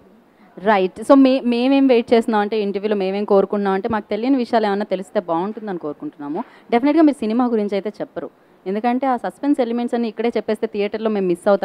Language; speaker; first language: Telugu; native; Telugu